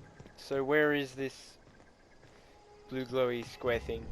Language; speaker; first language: English; native; English